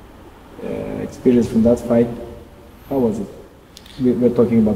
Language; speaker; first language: English; non-native, learner; Serbian